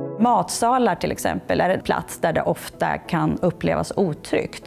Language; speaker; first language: Swedish; native; Swedish